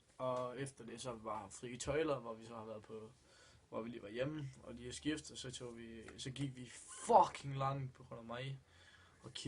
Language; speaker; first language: Danish; native; Danish